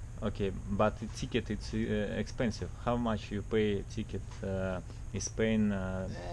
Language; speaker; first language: English; non-native, learner; Russian